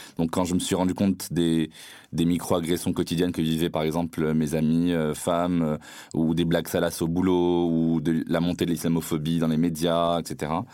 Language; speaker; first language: French; non-native, local second language; Arabic